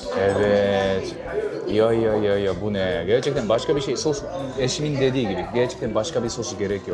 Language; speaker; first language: Turkish; non-native, fluent; Japanese